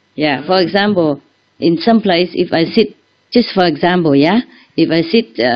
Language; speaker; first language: English; non-native, fluent; Vietnamese